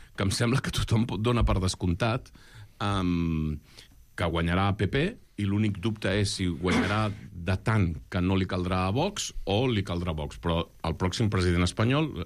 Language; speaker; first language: Catalan; native; Catalan